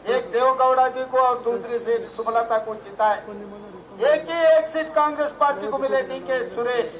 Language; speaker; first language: Hindi; non-native, local second language; Telugu